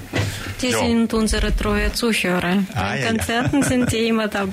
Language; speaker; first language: German; non-native, learner; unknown